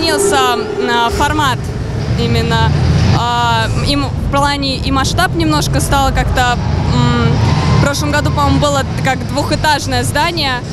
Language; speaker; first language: Russian; native; Russian